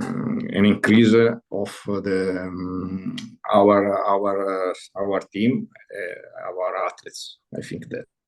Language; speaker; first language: English; non-native, learner; Italian